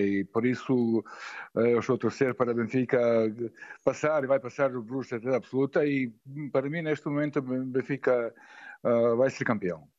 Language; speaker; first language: Portuguese; non-native, fluent; Serbian